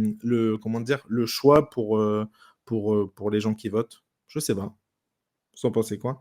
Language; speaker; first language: French; native; French